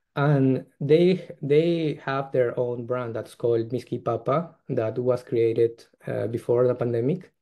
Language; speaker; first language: English; non-native, fluent; Spanish